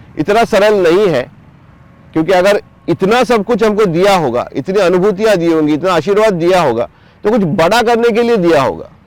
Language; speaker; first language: Hindi; non-native, local second language; Marathi